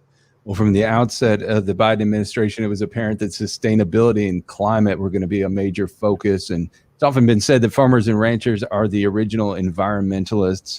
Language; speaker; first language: English; native; English